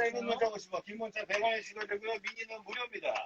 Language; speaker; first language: Korean; native; Korean